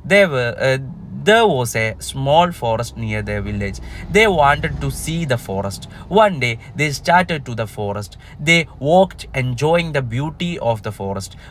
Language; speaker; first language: English; non-native, local second language; Malayalam